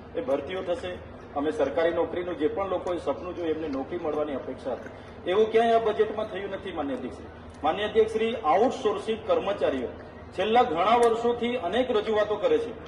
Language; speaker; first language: Gujarati; non-native, local second language; Vasavi